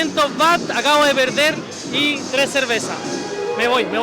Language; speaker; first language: Spanish; native; Spanish